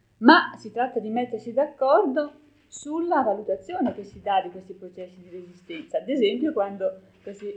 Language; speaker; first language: Italian; native; Italian